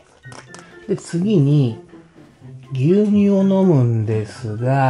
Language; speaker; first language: Japanese; native; Japanese